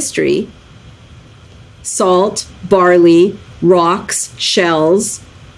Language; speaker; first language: English; native; English